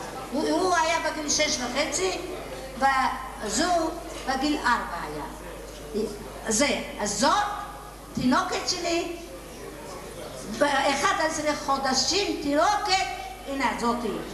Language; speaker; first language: Hebrew; non-native, learner; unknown